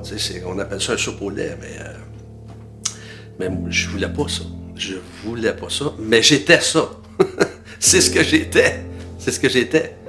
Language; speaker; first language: French; native; French